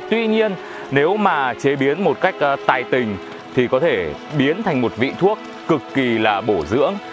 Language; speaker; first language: Vietnamese; native; Vietnamese